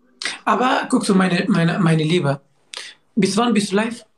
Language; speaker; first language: German; non-native, learner; Arabic